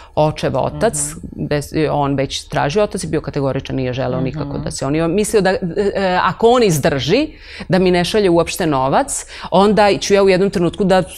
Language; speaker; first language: Serbian; non-native, local second language; Romanian